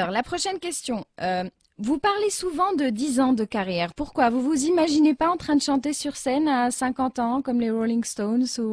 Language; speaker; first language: French; non-native, local second language; Arabic